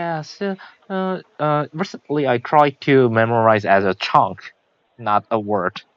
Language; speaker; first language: English; non-native, learner; Korean